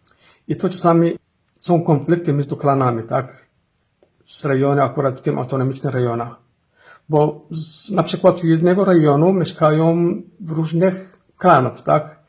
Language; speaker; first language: Polish; non-native, fluent; Somali